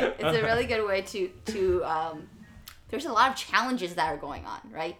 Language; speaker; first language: English; early bilingual, other home language; Chinese